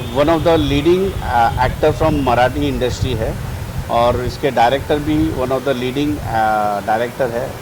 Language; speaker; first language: Hindi; non-native, local second language; Marathi